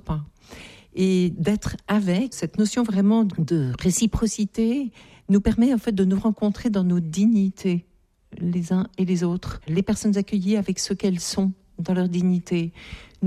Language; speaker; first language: French; native; French